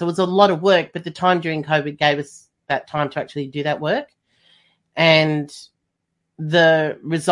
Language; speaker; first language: English; native; English